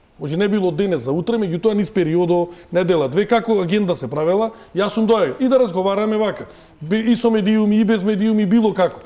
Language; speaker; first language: Macedonian; native; Macedonian